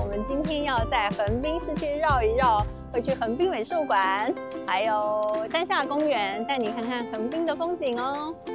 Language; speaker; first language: Chinese; native; Chinese